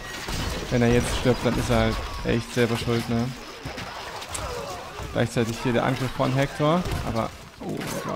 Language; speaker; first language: German; native; German